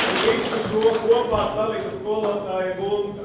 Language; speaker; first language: Latvian; native; Latvian